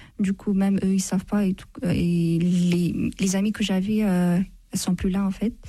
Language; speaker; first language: French; non-native, fluent; Amharic